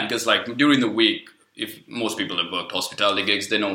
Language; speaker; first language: English; non-native, local second language; Sinhala